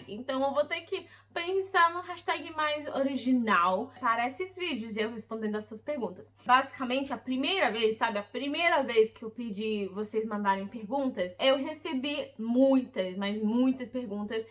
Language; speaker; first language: Portuguese; early bilingual, heritage; English